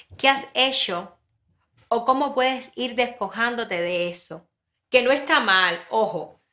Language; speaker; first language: Spanish; native; Spanish